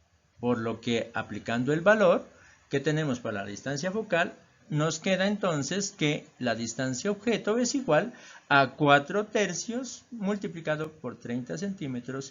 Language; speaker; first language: Spanish; native; Spanish